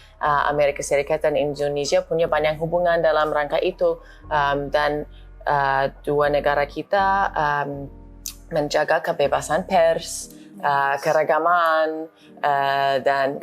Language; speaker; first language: Indonesian; non-native, fluent; English